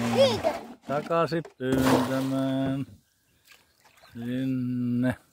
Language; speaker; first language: Finnish; non-native, learner; Thai